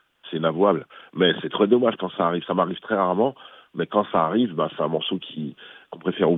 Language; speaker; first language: French; early bilingual, other home language; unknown